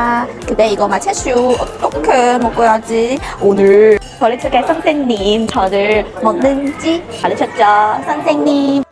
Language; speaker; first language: Korean; non-native, learner; Cantonese